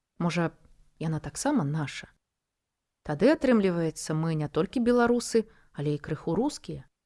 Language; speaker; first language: Belarusian; non-native, local second language; Russian